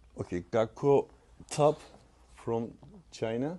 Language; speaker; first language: English; non-native, learner; Turkish